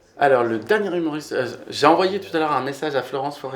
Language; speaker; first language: French; native; French